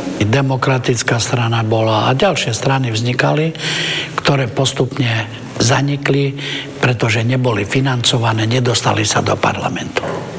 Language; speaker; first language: Slovak; non-native, local second language; Romany